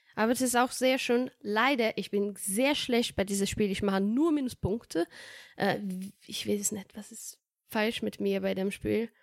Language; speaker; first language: German; non-native, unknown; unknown